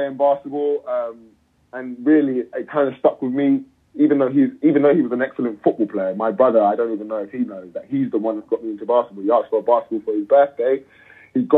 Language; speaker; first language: English; native; English